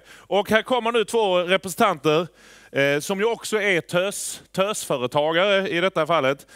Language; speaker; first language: Swedish; native; Swedish